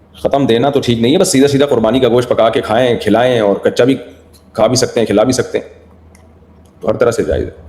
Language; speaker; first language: Urdu; native; Urdu